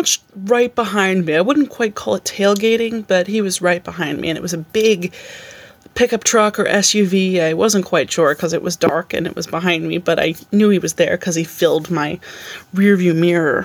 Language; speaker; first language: English; native; English